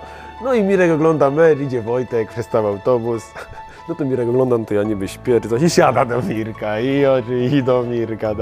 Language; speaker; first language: Polish; native; Polish